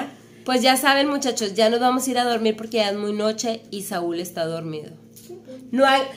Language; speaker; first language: Spanish; native; Spanish